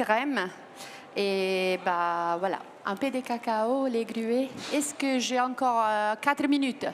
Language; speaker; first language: French; non-native, learner; Italian